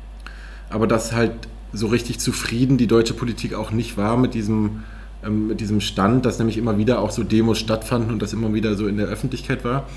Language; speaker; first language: German; native; German